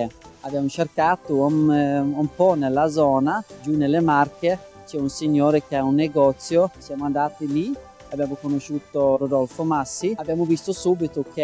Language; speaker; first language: Italian; non-native, fluent; Norwegian